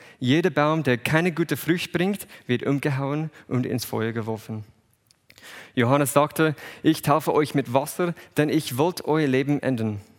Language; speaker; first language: German; non-native, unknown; English